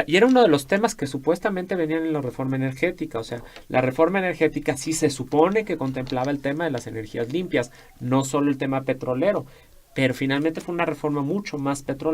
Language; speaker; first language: Spanish; native; Spanish